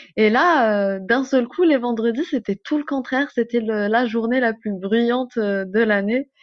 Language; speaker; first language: French; non-native, local second language; Arabic